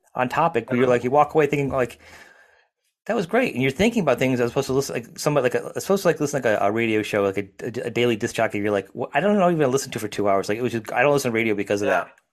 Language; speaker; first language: English; native; English